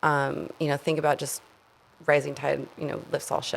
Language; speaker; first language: English; native; English